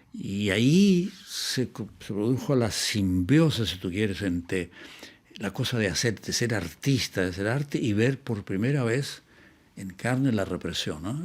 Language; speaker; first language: Spanish; native; Spanish